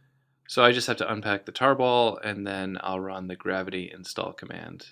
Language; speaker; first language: English; native; English